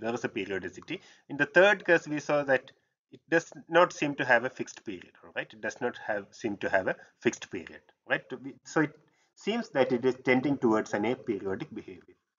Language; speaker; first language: English; non-native, local second language; Malayalam